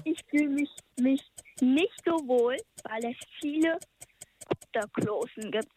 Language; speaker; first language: German; early bilingual, heritage; German